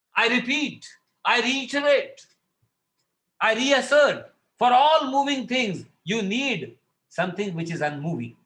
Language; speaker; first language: English; non-native, local second language; Marathi